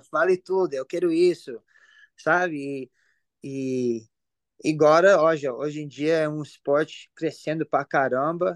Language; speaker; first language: Portuguese; early bilingual, heritage; English